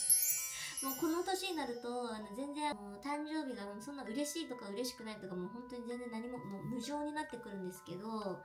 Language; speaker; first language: Japanese; native; Japanese